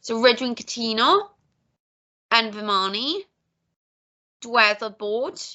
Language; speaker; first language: Welsh; non-native, local second language; English